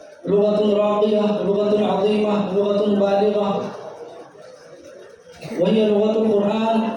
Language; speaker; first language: Arabic; non-native, fluent; Urdu